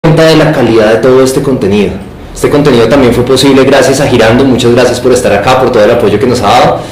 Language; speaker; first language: Spanish; native; Spanish